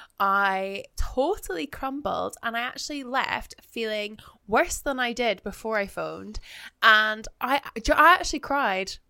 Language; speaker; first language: English; native; English